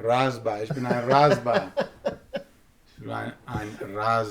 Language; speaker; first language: German; non-native, learner; English